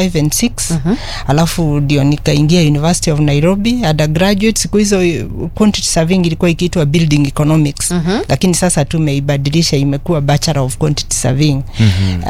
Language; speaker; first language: Swahili; non-native, local second language; Kikuyu